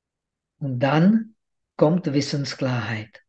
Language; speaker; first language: German; non-native, fluent; Czech